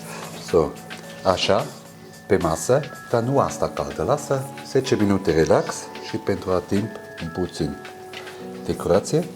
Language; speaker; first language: Romanian; non-native, learner; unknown